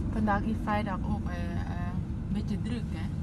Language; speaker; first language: Dutch; non-native, learner; Thai